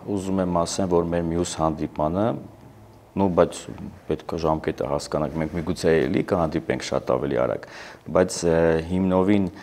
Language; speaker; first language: Armenian; native; Armenian